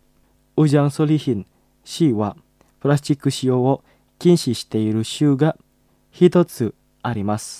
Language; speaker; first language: Japanese; non-native, fluent; Indonesian